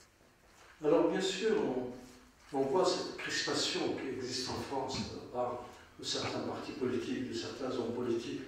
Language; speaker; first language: French; non-native, local second language; Arabic